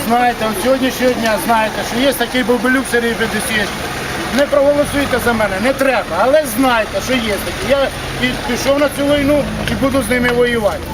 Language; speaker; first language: Ukrainian; native; Ukrainian